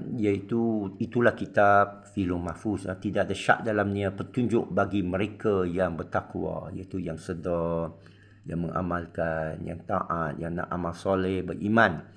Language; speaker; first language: Malay; non-native, local second language; Min Nan Chinese